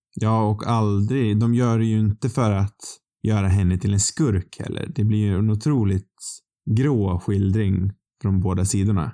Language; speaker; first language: Swedish; native; Swedish